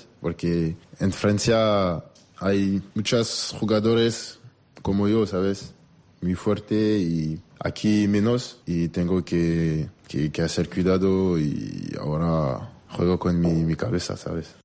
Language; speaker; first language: Spanish; non-native, learner; French